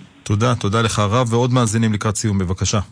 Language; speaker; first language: Hebrew; native; Hebrew